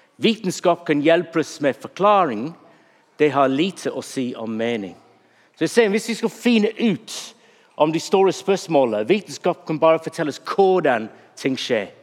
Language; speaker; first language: Norwegian; non-native, fluent; English